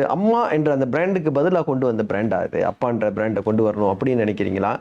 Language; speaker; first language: Tamil; native; Tamil